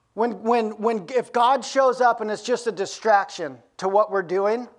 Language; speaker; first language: English; native; English